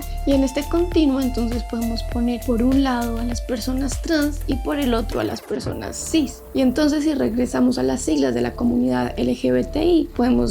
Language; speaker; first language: Spanish; native; Spanish